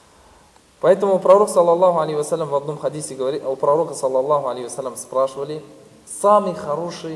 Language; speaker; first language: Russian; non-native, fluent; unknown